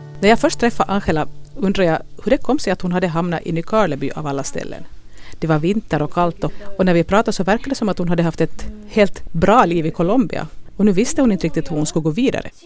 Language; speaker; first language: Swedish; native; Swedish